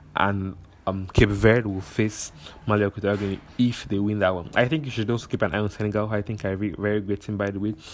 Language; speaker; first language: English; non-native, local second language; Igbo